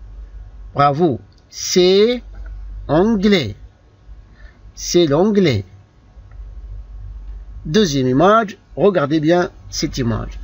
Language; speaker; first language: French; non-native, fluent; Arabic